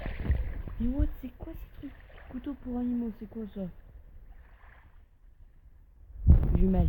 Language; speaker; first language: French; native; French